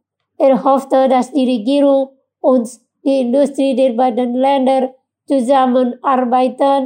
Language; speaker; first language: German; non-native, fluent; Indonesian